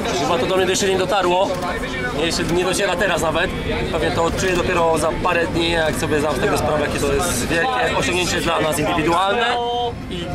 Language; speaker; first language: Polish; native; Polish